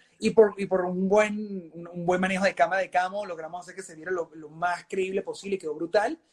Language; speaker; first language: Spanish; native; Spanish